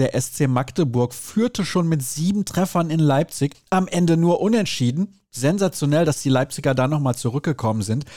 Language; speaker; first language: German; native; German